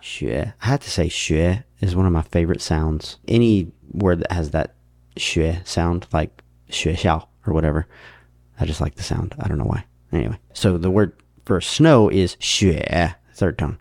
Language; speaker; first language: English; native; English